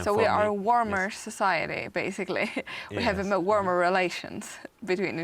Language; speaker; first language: English; non-native, fluent; Polish